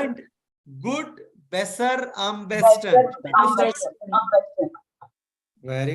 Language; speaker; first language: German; non-native, fluent; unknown